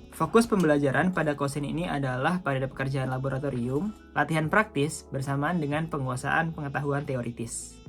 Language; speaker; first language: Indonesian; native; Indonesian